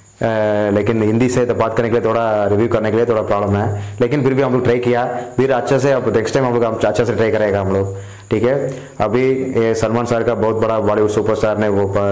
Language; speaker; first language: Hindi; non-native, local second language; Tamil